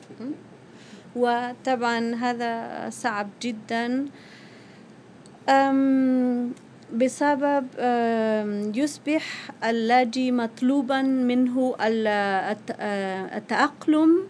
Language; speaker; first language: Arabic; non-native, fluent; Spanish